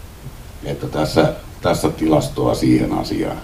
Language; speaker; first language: Finnish; native; Finnish